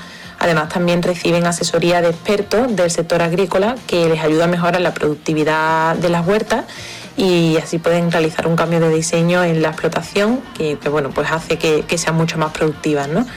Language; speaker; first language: Spanish; native; Spanish